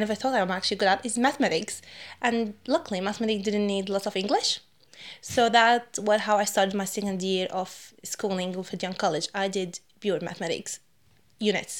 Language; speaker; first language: English; non-native, fluent; Arabic